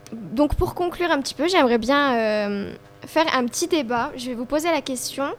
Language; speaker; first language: French; native; French